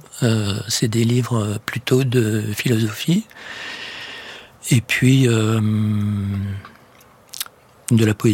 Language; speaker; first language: French; native; French